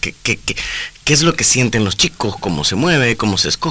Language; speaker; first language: Spanish; native; Spanish